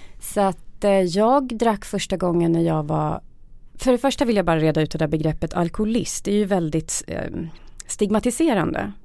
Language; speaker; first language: Swedish; native; Swedish